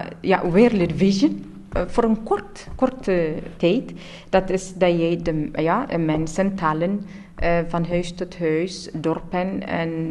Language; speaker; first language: Dutch; non-native, learner; Tigrinya